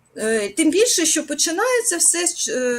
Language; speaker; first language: Ukrainian; native; Ukrainian